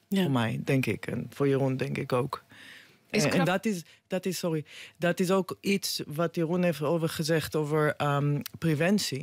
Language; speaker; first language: Dutch; non-native, fluent; Hebrew